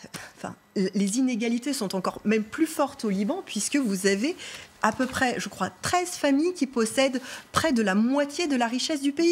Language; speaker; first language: French; native; French